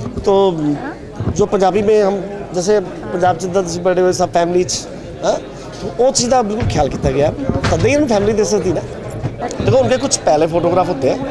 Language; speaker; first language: Hindi; non-native, local second language; Punjabi